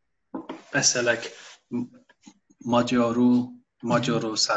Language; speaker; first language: Hungarian; non-native, learner; English